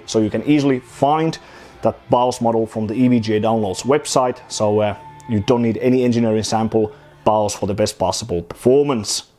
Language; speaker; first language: English; non-native, fluent; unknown